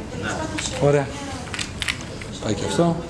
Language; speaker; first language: Greek; native; Greek